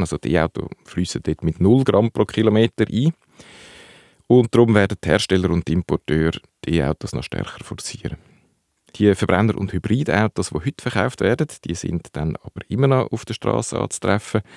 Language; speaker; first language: German; native; German